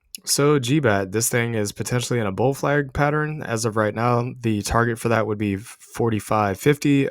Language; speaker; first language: English; native; English